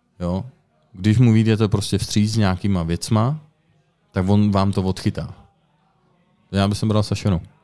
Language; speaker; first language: Czech; native; Czech